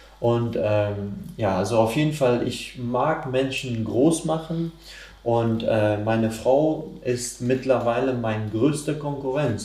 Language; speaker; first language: German; non-native, fluent; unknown